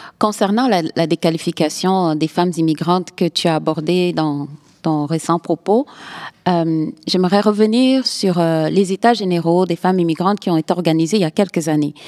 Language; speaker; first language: French; native; French